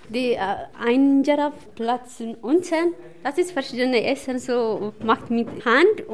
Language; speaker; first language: German; non-native, learner; Amharic